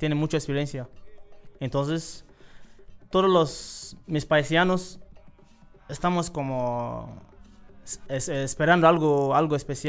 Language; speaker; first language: Spanish; non-native, learner; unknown